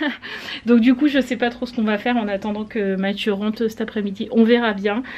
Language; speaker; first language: French; native; French